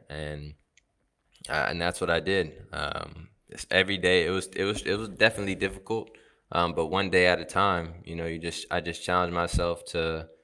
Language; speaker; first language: English; native; English